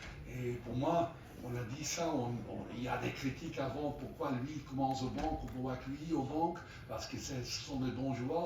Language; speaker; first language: French; non-native, fluent; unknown